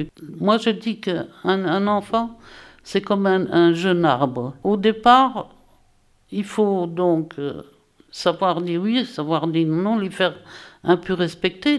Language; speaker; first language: French; native; French